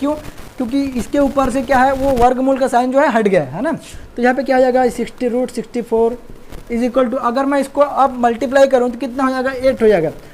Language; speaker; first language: Hindi; native; Hindi